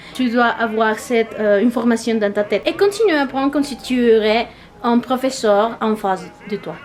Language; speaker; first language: French; non-native, learner; Spanish